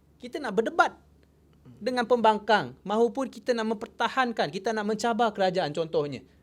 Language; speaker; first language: Malay; non-native, local second language; Chinese